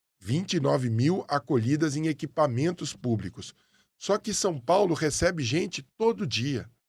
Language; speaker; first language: Portuguese; native; Portuguese